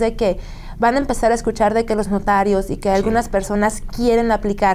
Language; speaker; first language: Spanish; native; Spanish